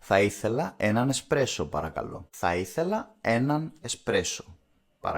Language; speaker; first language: Greek; non-native, learner; English